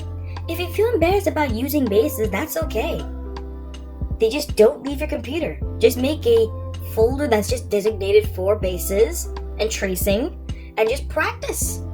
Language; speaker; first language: English; native; English